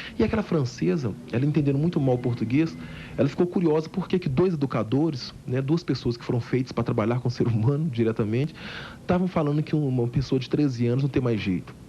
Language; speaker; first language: Portuguese; native; Portuguese